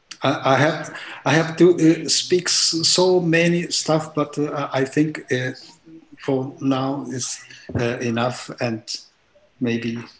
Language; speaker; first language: English; non-native, learner; Japanese